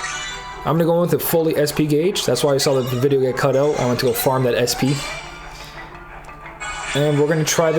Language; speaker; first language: English; native; English